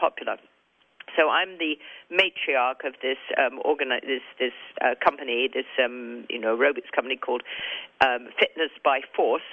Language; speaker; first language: English; native; English